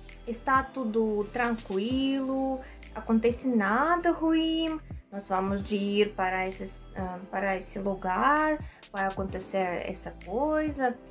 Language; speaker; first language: Portuguese; non-native, learner; Russian